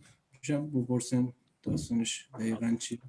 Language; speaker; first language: Persian; native; Persian